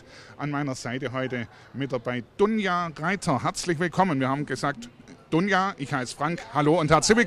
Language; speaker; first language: German; native; German